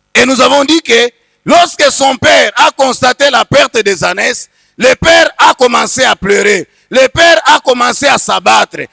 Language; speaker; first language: French; non-native, local second language; Swahili